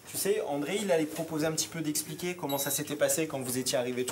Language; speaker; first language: French; native; French